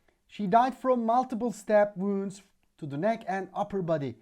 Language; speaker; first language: English; non-native, fluent; Turkish